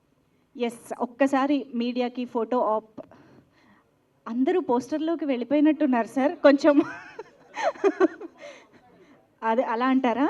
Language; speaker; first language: Telugu; native; Telugu